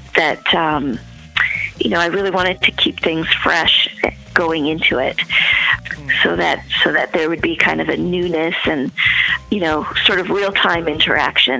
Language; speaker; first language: English; native; English